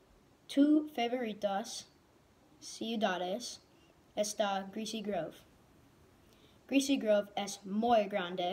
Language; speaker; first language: Spanish; non-native, learner; English